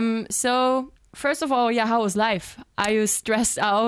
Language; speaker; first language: English; non-native, fluent; German